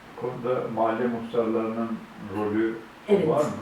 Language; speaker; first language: Turkish; native; Turkish